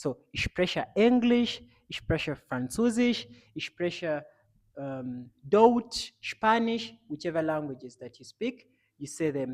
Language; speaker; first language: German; non-native, fluent; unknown